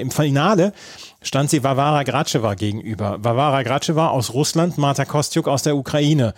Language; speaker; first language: German; native; German